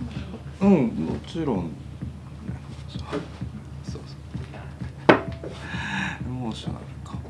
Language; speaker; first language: Japanese; native; Japanese